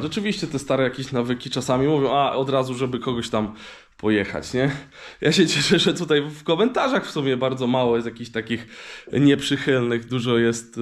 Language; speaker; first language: Polish; native; Polish